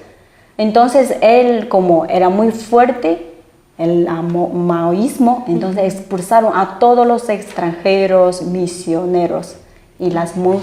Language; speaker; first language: Spanish; non-native, fluent; Chinese